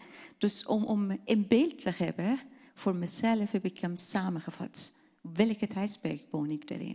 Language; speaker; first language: Dutch; non-native, fluent; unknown